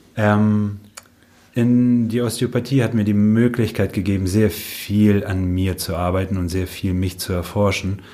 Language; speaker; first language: German; early bilingual, other home language; Russian